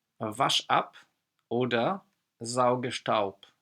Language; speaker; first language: German; non-native, fluent; Polish